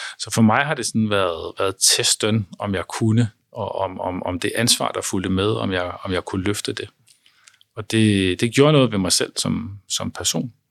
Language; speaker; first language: Danish; native; Danish